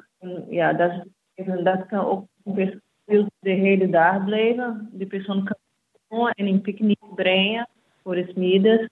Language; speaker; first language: Dutch; non-native, learner; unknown